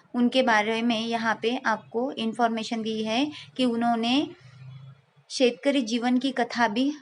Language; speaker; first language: Hindi; non-native, local second language; Marathi